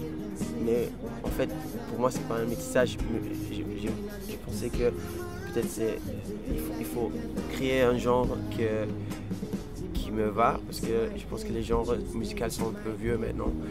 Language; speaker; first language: French; non-native, fluent; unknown